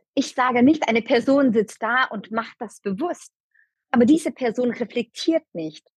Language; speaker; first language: German; early bilingual, other home language; Turkish